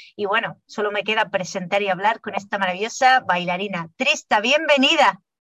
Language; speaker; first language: Spanish; native; Spanish